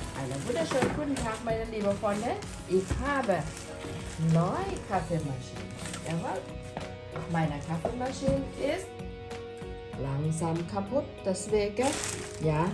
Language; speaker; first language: German; non-native, learner; Thai